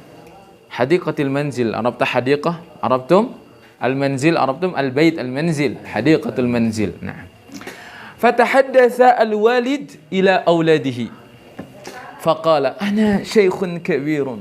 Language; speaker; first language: Arabic; non-native, fluent; Indonesian